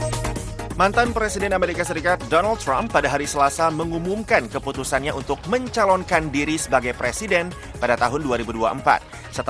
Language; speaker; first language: Indonesian; native; Indonesian